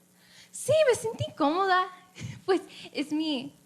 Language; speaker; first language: Spanish; early bilingual, other home language; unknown